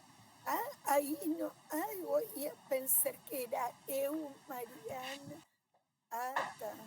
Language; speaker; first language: Portuguese; non-native, fluent; Spanish